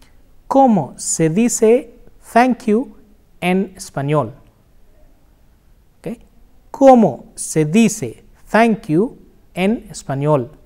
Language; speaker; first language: Spanish; non-native, fluent; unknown